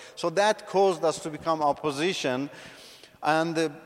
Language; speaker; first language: English; non-native, fluent; Persian